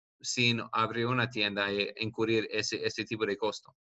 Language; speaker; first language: Spanish; non-native, learner; English